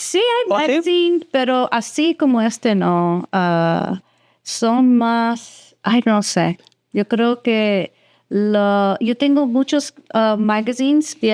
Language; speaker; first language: Spanish; early bilingual, heritage; Spanish